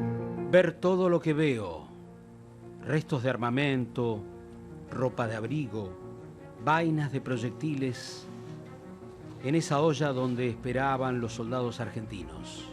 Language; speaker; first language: Spanish; native; Spanish